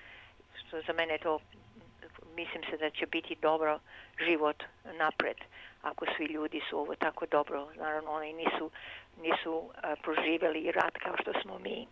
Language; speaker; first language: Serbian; early bilingual, heritage; Serbian